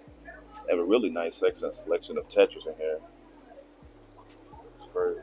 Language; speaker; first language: English; native; English